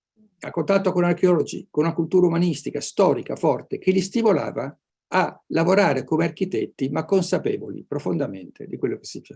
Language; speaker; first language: Italian; native; Italian